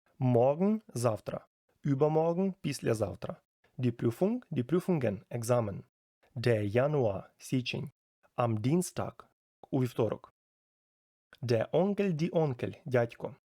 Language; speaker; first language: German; non-native, fluent; Ukrainian